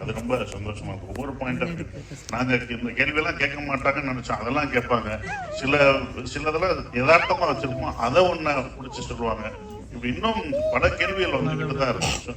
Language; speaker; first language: Tamil; native; Tamil